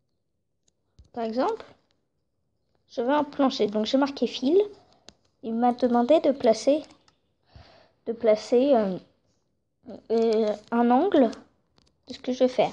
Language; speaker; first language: French; native; French